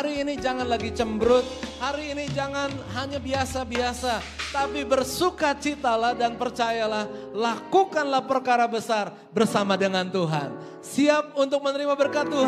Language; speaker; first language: Indonesian; native; Indonesian